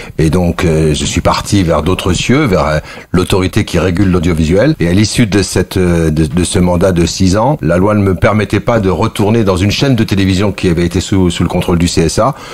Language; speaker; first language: French; early bilingual, other home language; Kabyle